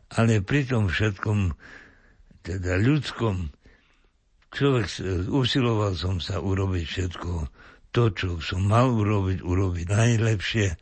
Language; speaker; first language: Slovak; native; Slovak